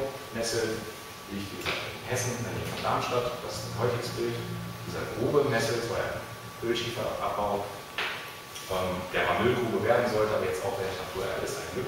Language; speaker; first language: German; native; German